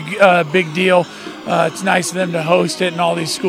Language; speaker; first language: English; native; English